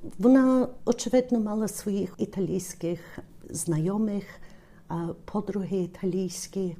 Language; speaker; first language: Ukrainian; early bilingual, heritage; Ukrainian